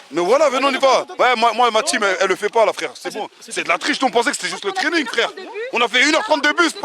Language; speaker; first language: French; native; French